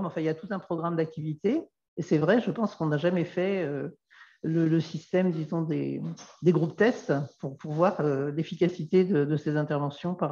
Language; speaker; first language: French; native; French